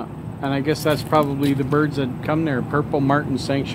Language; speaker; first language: English; native; English